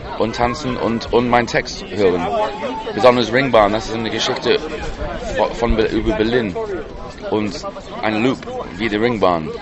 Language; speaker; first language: German; non-native, learner; English